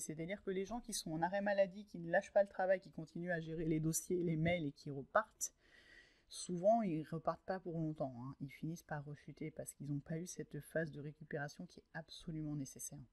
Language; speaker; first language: French; native; French